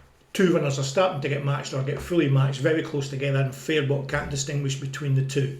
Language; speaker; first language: English; native; English